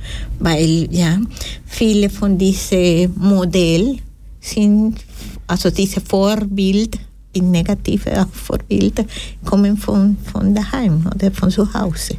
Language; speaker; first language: German; non-native, learner; Spanish